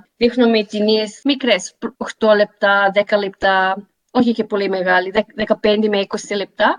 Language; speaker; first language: Greek; early bilingual, heritage; Greek